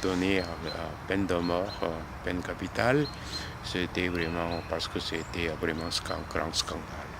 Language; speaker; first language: French; non-native, learner; Korean